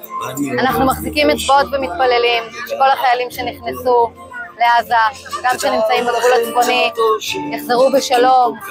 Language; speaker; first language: Hebrew; native; Hebrew